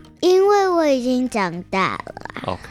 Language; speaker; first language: Chinese; early bilingual, heritage; Chinese